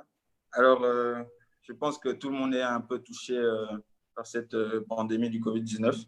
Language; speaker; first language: French; non-native, local second language; Lingala